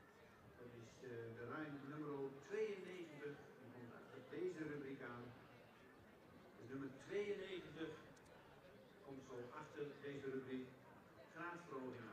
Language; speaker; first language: Dutch; native; Dutch